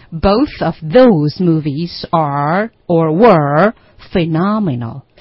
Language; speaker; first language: English; non-native, fluent; Chinese